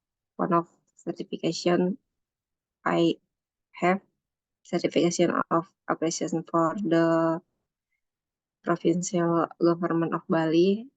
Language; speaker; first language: English; non-native, learner; Indonesian